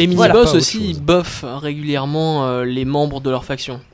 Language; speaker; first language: French; native; French